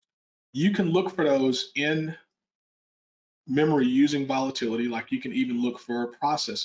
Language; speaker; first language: English; native; English